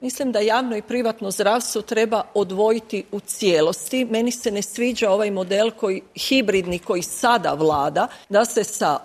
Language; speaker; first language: Croatian; native; Croatian